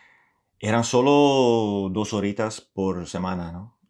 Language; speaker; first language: Spanish; non-native, fluent; Italian